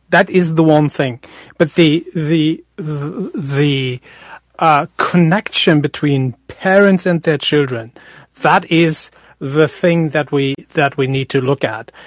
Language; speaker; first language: English; non-native, fluent; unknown